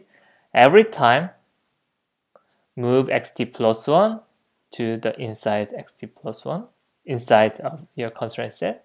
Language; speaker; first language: English; non-native, fluent; Korean